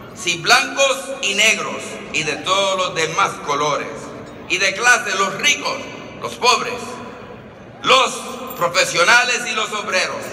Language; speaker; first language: Spanish; early bilingual, other home language; English